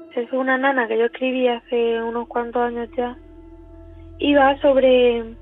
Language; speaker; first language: Spanish; native; Spanish